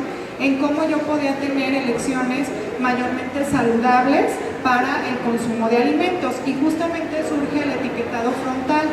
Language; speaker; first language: Spanish; native; Spanish